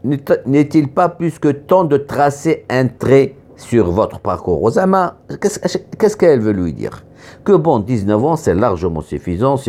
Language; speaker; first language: French; non-native, local second language; Arabic